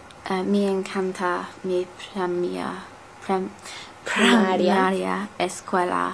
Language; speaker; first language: Spanish; non-native, learner; English